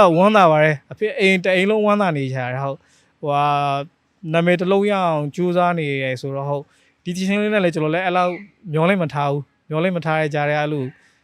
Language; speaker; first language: Burmese; native; Burmese